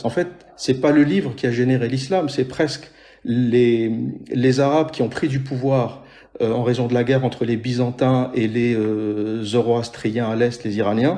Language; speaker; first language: French; native; French